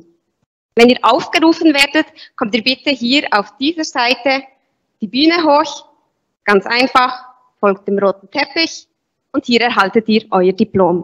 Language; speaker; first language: German; native; German